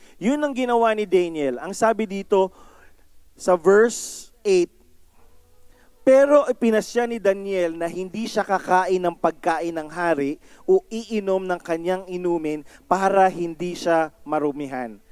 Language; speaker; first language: Filipino; native; Filipino